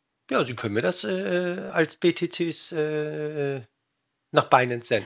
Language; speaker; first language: German; native; German